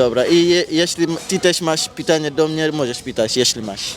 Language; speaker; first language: Polish; non-native, learner; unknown